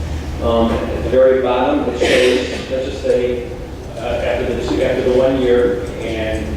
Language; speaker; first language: English; native; English